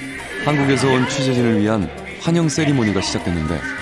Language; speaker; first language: Korean; native; Korean